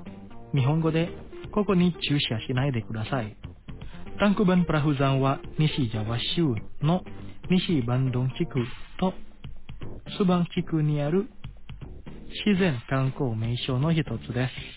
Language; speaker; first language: Japanese; non-native, fluent; Indonesian